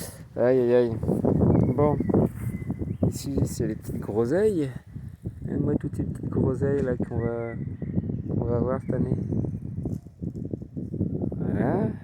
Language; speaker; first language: French; native; French